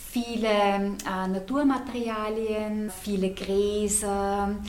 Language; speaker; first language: German; non-native, fluent; French